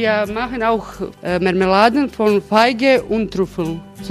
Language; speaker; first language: German; non-native, fluent; Croatian